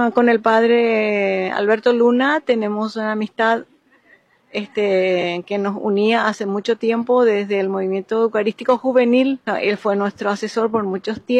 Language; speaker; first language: Spanish; non-native, local second language; Guarani